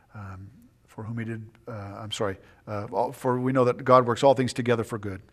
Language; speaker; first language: English; native; English